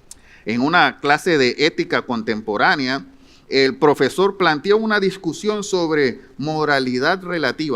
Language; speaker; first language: Spanish; native; Spanish